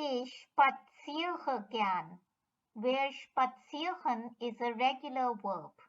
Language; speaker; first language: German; non-native, fluent; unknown